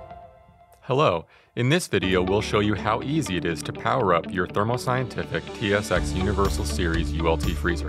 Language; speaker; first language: English; native; English